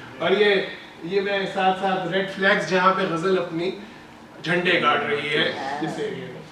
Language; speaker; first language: Urdu; native; Urdu